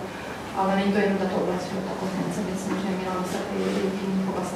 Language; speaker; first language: Czech; native; Czech